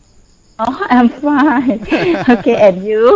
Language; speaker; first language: English; non-native, learner; Thai